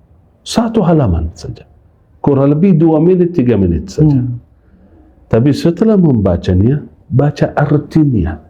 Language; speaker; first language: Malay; non-native, fluent; Arabic